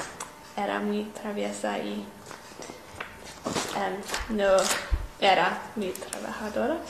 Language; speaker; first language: Spanish; non-native, learner; English